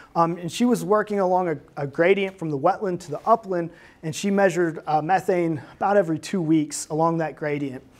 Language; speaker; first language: English; native; English